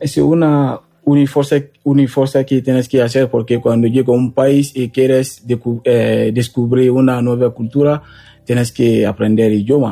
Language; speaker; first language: Spanish; non-native, learner; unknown